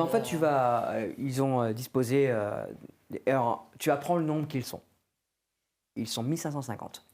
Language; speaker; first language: French; native; French